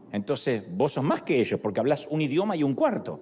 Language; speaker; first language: Spanish; native; Spanish